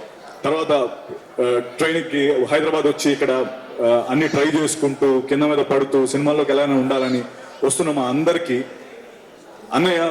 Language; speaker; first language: Telugu; native; Telugu